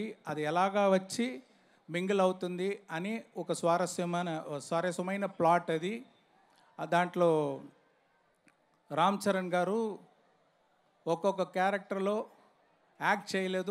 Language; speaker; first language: Telugu; non-native, local second language; Tamil